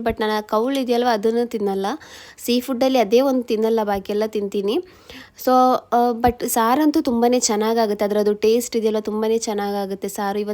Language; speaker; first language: Kannada; non-native, local second language; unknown